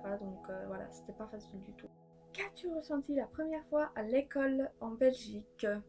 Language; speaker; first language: French; early bilingual, other home language; Polish